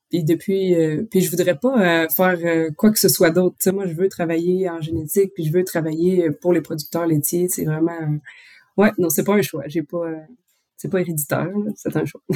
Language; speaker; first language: French; native; French